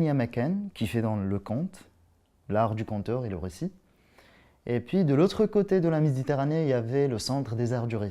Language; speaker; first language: French; non-native, local second language; Arabic